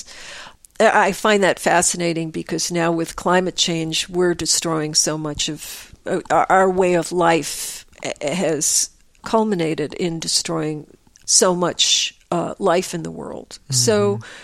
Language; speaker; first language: English; native; English